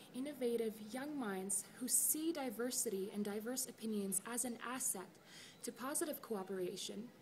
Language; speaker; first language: English; early bilingual, other home language; Arabic